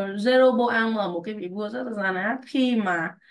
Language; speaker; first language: Vietnamese; native; Vietnamese